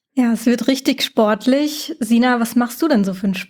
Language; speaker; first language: German; native; German